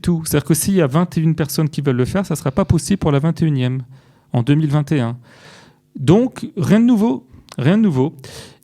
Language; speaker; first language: French; native; French